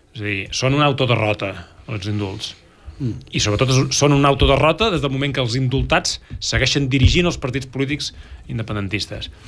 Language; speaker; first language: Catalan; native; Catalan